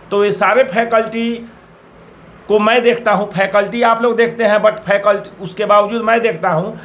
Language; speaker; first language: Hindi; native; Hindi